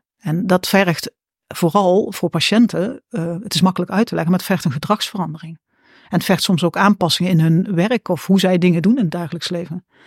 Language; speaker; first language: Dutch; native; Dutch